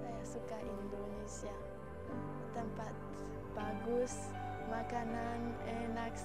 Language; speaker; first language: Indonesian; non-native, learner; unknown